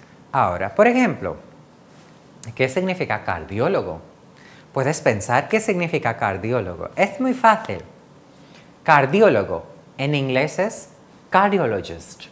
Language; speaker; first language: Spanish; non-native, fluent; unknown